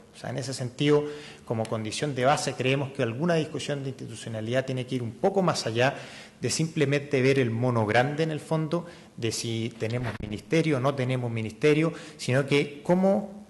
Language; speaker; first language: Spanish; native; Spanish